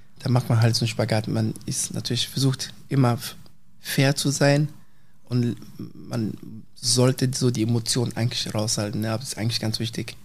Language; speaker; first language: German; early bilingual, other home language; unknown